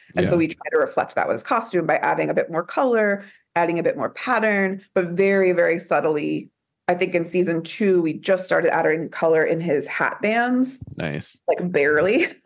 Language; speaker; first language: English; native; English